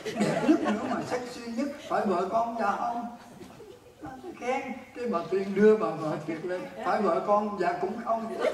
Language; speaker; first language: Vietnamese; native; Vietnamese